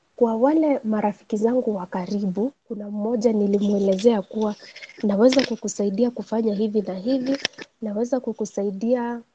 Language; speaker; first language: Swahili; non-native, local second language; Gusii